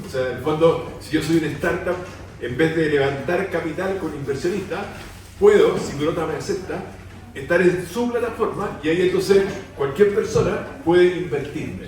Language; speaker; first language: Spanish; native; Spanish